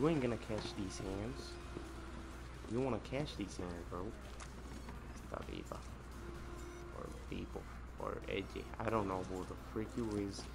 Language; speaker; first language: English; non-native, local second language; Spanish